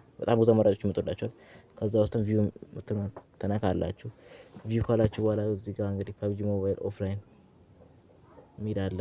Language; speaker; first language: Amharic; native; Amharic